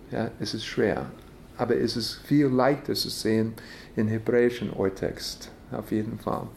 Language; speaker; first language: German; non-native, fluent; English